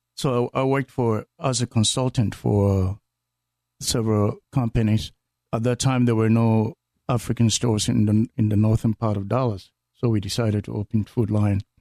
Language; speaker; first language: English; non-native, local second language; Akan